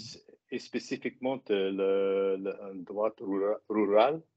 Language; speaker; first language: French; non-native, learner; English